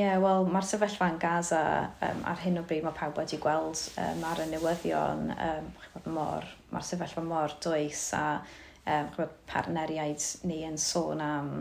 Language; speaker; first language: Welsh; native; Welsh